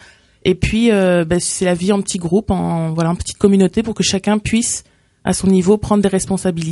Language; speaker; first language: French; native; French